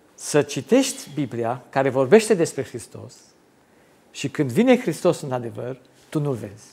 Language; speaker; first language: Romanian; non-native, local second language; German